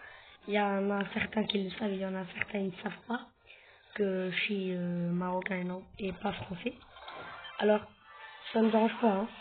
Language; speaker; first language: French; native; French